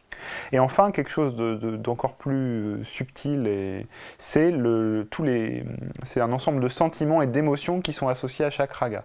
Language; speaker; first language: French; native; French